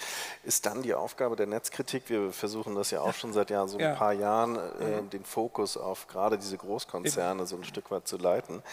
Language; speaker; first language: German; native; German